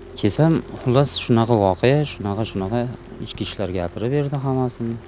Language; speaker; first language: Uzbek; native; Uzbek